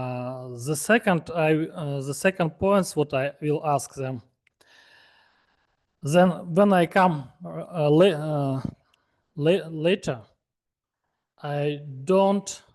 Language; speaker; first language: English; non-native, learner; Russian